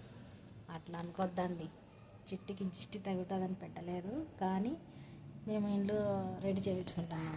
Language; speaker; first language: Telugu; native; Telugu